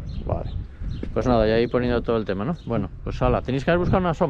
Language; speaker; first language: Spanish; native; Spanish